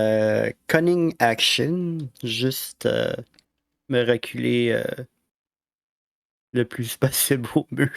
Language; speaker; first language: French; native; French